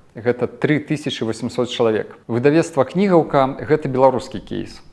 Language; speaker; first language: Belarusian; non-native, local second language; Russian